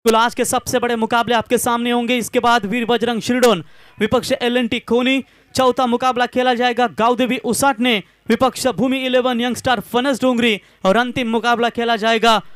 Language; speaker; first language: Hindi; non-native, local second language; Marathi